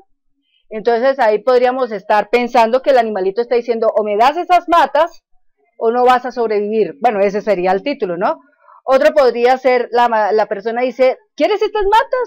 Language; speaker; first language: Spanish; native; Spanish